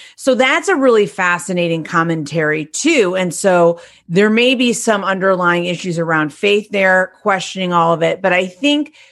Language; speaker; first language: English; native; English